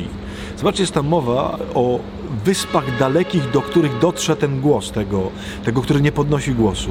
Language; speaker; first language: Polish; native; Polish